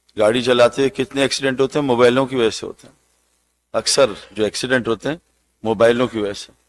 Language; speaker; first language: Urdu; native; Urdu